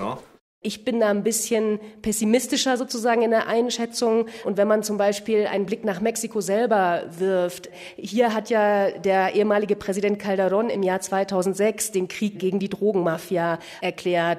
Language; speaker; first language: German; native; German